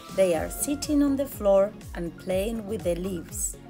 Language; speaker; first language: English; non-native, fluent; Spanish